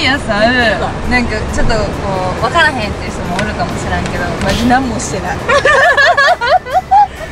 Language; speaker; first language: Japanese; native; Japanese